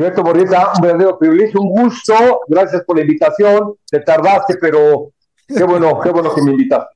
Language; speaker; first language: Spanish; native; Spanish